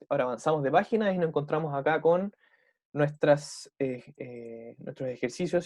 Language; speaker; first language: Spanish; native; Spanish